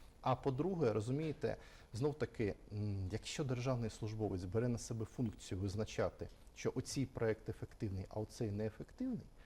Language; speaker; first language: Ukrainian; native; Ukrainian